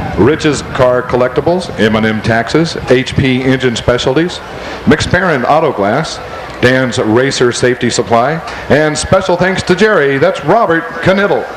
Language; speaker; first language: English; native; English